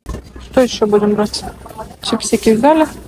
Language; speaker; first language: Russian; native; Russian